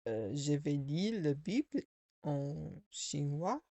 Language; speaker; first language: French; non-native, learner; English